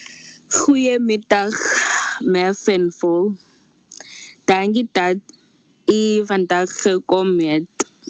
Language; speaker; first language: Dutch; non-native, learner; Afrikaans